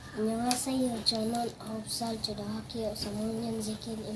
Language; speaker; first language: Korean; non-native, learner; Cebuano